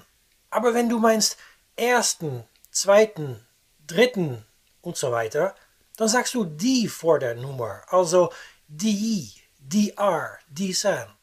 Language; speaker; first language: German; non-native, fluent; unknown